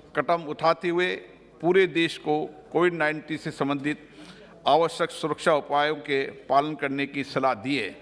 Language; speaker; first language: Hindi; native; Hindi